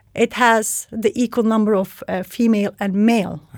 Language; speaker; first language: English; non-native, fluent; Turkish